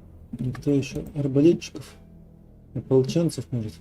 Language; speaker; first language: Russian; native; Russian